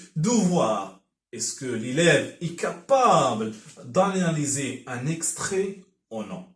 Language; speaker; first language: French; non-native, local second language; Arabic